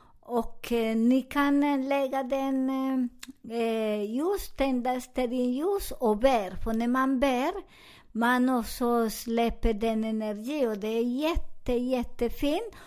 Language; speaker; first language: Swedish; non-native, learner; Spanish